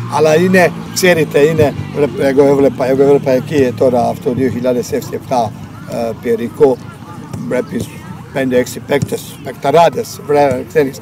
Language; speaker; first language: Greek; non-native, learner; Bosnian